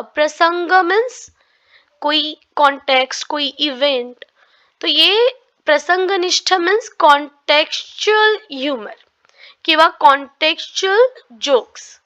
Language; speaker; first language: Hindi; non-native, local second language; Marathi